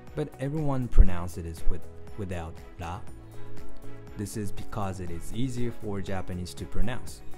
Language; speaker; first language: English; non-native, fluent; Japanese